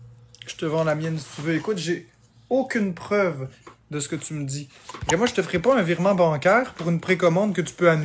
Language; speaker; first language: French; native; French